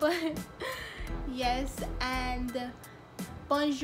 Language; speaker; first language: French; non-native, learner; English